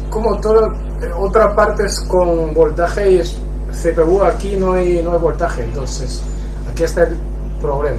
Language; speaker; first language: Spanish; non-native, fluent; Chinese